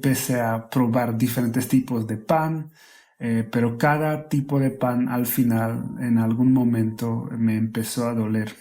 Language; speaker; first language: Spanish; non-native, fluent; Hungarian